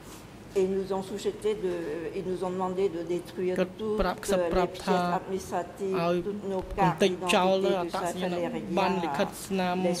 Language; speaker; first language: French; non-native, local second language; Khmer